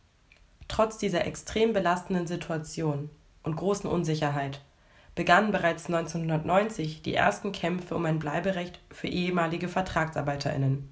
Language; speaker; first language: German; native; German